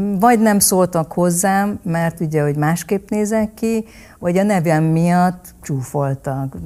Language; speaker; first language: Hungarian; early bilingual, other home language; Vietnamese